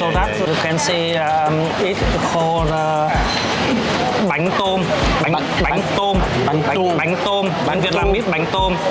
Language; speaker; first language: English; non-native, learner; Vietnamese